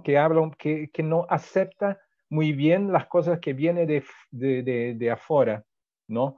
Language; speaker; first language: Spanish; non-native, fluent; Portuguese